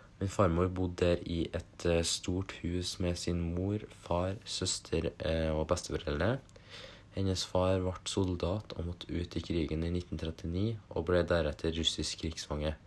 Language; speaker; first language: Norwegian; early bilingual, other home language; German